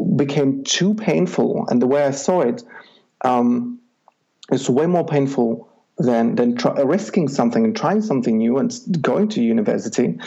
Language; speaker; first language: English; non-native, fluent; Czech